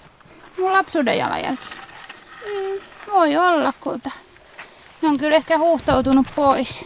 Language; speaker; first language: Finnish; native; Finnish